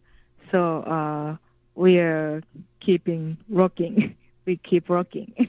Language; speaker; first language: English; non-native, fluent; Japanese